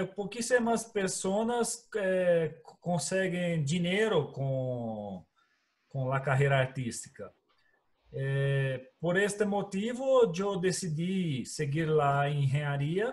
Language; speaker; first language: Spanish; non-native, learner; Portuguese